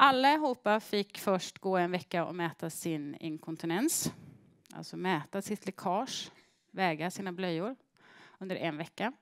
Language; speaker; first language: Swedish; native; Swedish